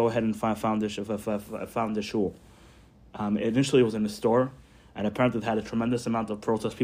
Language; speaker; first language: English; non-native, fluent; Hebrew